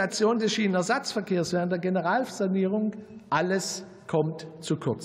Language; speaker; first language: German; native; German